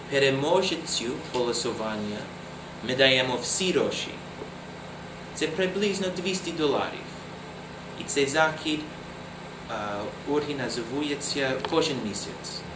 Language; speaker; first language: Ukrainian; non-native, learner; English